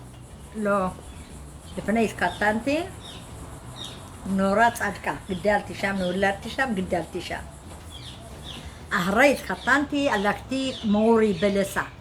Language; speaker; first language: Hebrew; non-native, learner; Amharic